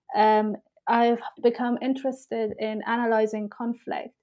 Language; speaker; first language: English; non-native, fluent; Persian